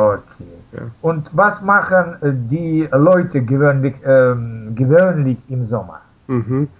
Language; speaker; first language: German; non-native, learner; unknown